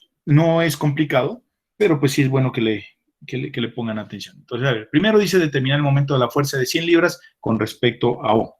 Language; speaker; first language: Spanish; native; Spanish